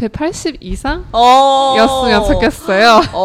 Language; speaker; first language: Korean; non-native, learner; Chinese